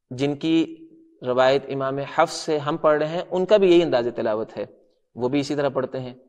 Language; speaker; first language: Urdu; non-native, local second language; Punjabi